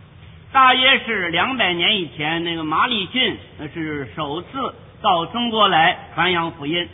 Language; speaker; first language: Chinese; native; Chinese